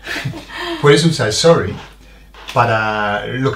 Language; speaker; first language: Spanish; non-native, fluent; English